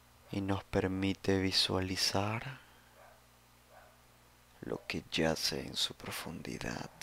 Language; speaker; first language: Spanish; native; Spanish